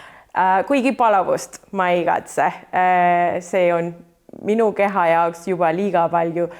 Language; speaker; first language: Estonian; non-native, fluent; Spanish